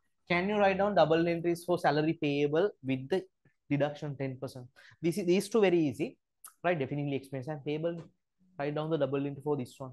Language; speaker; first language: English; non-native, local second language; Sinhala